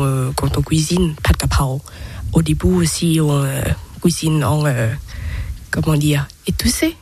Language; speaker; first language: French; non-native, learner; Thai